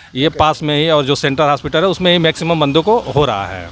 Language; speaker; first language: Hindi; native; Hindi